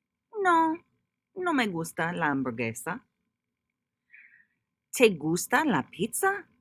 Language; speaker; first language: Spanish; non-native, fluent; English